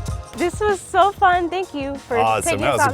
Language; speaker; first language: English; native; English